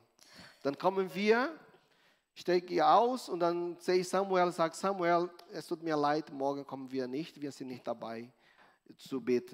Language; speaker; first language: German; non-native, learner; Portuguese